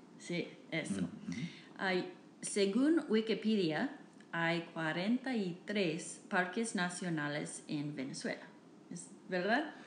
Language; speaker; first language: Spanish; non-native, fluent; English